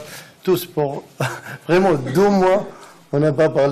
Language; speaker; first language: French; non-native, learner; Arabic